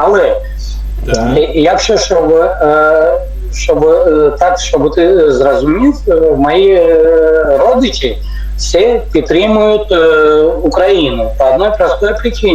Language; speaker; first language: Ukrainian; non-native, learner; Tajik